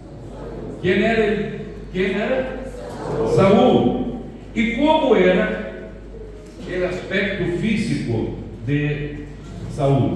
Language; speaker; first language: Spanish; non-native, fluent; Portuguese